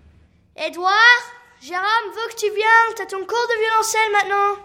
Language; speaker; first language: French; early bilingual, other home language; Spanish